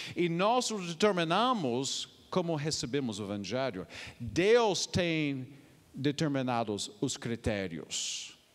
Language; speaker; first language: Portuguese; non-native, fluent; English